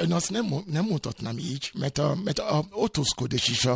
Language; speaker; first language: Hungarian; non-native, fluent; Yoruba